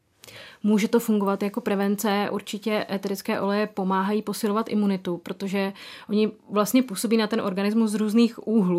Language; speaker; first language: Czech; native; Czech